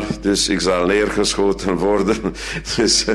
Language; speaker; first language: Dutch; non-native, fluent; Hungarian